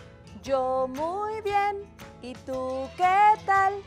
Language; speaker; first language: Spanish; native; Spanish